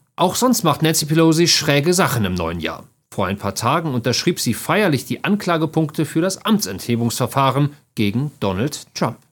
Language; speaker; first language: German; native; German